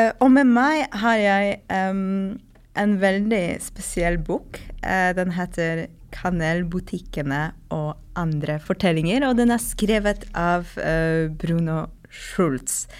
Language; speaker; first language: Norwegian; non-native, fluent; Polish